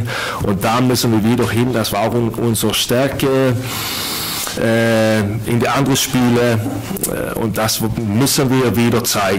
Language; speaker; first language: German; non-native, fluent; Swedish